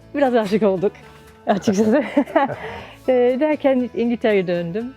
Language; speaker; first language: Turkish; non-native, fluent; English